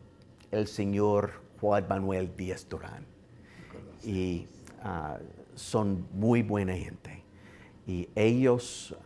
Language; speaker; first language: Spanish; non-native, learner; English